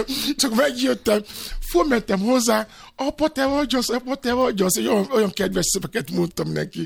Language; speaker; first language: Hungarian; non-native, fluent; Yoruba